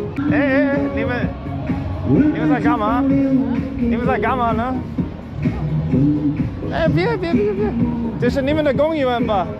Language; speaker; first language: Chinese; non-native, learner; English